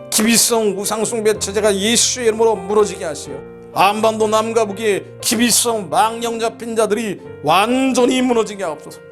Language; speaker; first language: Korean; native; Korean